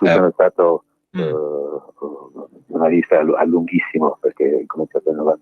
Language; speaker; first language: Italian; native; Italian